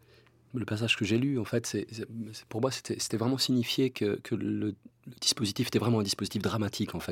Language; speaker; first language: French; native; French